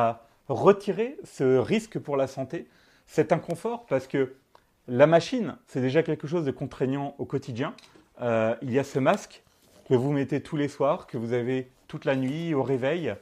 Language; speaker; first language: French; native; French